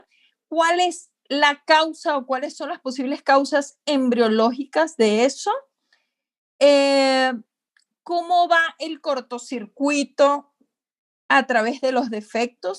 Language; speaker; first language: Spanish; native; Spanish